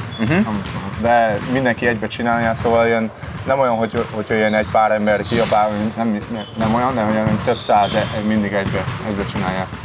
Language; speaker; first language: Hungarian; early bilingual, heritage; Hungarian